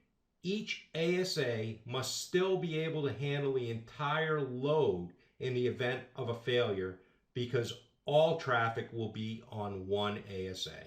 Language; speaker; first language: English; native; English